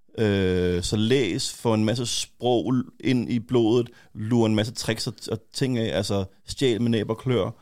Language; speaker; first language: Danish; native; Danish